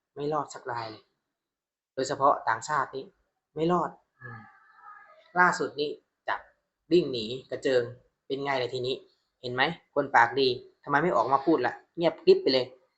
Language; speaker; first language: Thai; non-native, fluent; Burmese